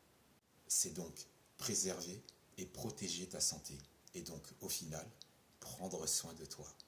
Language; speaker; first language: French; native; French